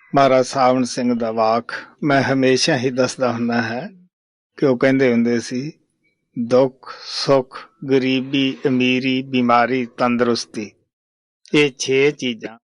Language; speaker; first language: Hindi; non-native, local second language; Punjabi